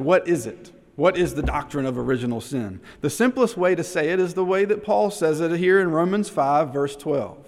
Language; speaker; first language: English; native; English